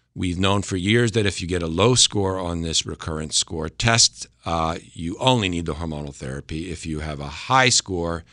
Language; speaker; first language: English; native; English